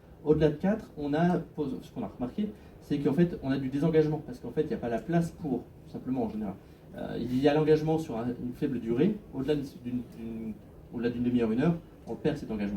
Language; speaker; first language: French; native; French